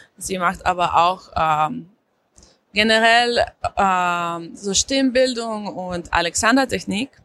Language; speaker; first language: German; non-native, fluent; Slovenian